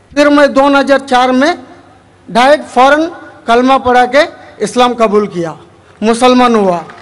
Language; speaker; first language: Hindi; non-native, local second language; Tamil